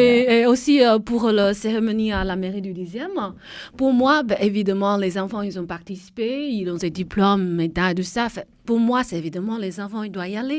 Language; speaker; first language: French; non-native, fluent; Chinese